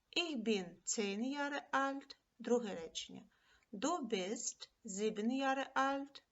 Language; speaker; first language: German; non-native, fluent; Ukrainian